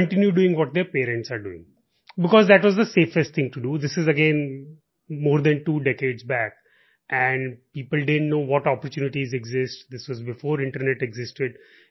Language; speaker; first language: English; non-native, local second language; Punjabi